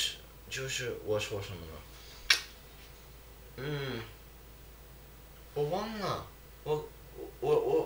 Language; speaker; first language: Chinese; non-native, learner; English